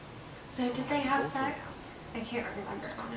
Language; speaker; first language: English; native; English